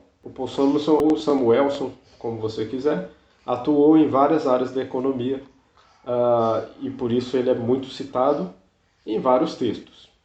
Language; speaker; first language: Portuguese; native; Portuguese